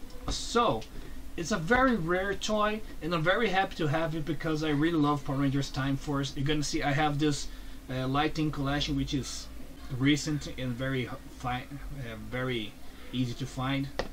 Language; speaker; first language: English; non-native, fluent; Portuguese